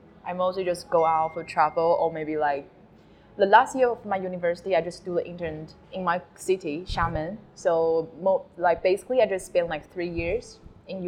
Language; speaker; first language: English; non-native, fluent; Chinese